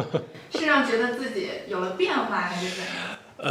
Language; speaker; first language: Chinese; native; Chinese